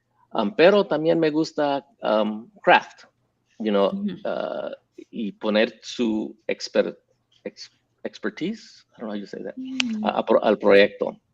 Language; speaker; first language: Spanish; early bilingual, heritage; English